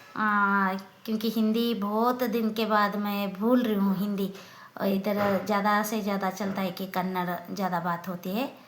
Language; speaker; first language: Hindi; non-native, local second language; Kannada